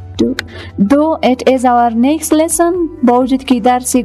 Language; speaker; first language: English; non-native, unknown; Persian